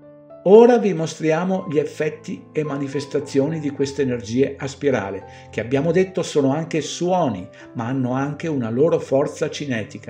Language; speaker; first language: Italian; native; Italian